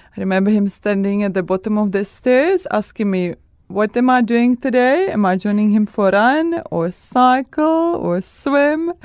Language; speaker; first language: English; non-native, fluent; Czech